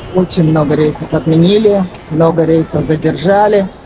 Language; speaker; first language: Russian; native; Russian